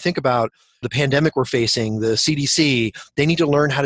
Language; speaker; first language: English; native; English